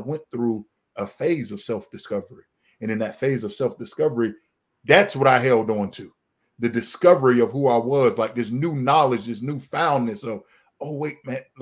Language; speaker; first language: English; native; English